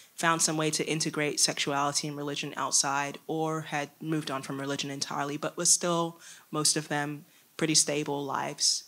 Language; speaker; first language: English; native; English